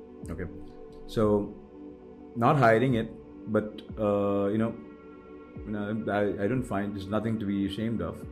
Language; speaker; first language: English; non-native, local second language; Malayalam